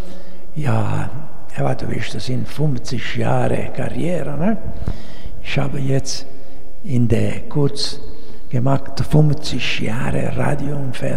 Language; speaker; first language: German; non-native, learner; Italian